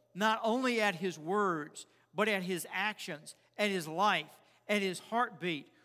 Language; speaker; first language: English; native; English